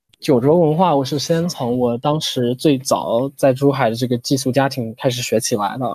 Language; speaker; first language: Chinese; non-native, fluent; English